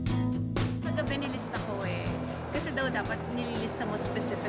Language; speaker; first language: Filipino; native; Filipino